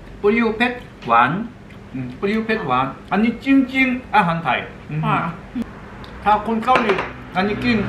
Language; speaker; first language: Thai; non-native, learner; Korean